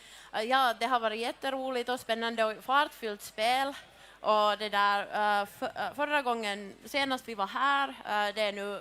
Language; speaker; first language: Swedish; non-native, local second language; Finnish